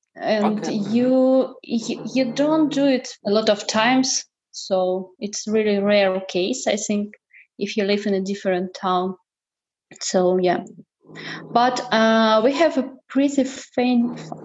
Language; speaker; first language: English; non-native, learner; Russian